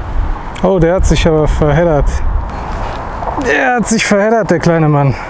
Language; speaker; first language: German; native; German